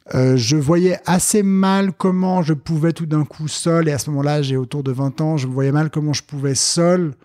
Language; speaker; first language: French; native; French